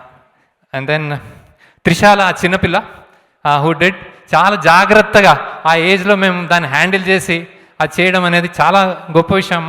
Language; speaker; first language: Telugu; native; Telugu